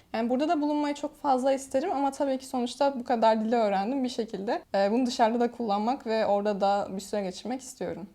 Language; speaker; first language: Turkish; native; Turkish